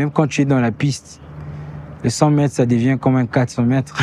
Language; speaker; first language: French; early bilingual, heritage; Lingala